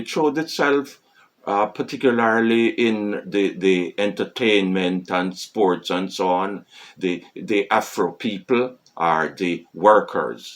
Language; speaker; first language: English; non-native, fluent; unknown